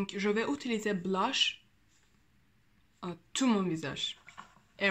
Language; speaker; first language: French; non-native, learner; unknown